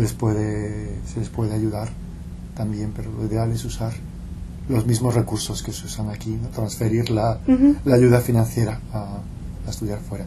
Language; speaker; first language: Spanish; non-native, local second language; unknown